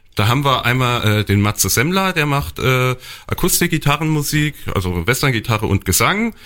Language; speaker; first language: German; native; German